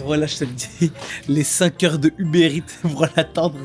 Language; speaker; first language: French; native; French